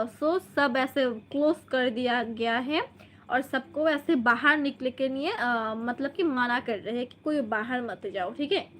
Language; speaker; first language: Hindi; non-native, local second language; Bangla